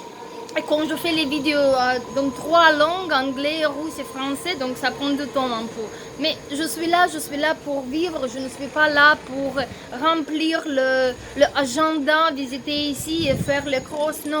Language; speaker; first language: French; non-native, fluent; Russian